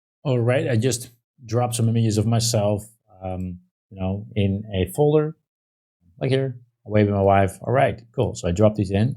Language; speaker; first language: English; non-native, fluent; Dutch